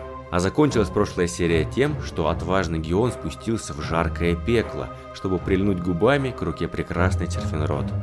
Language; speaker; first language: Russian; native; Russian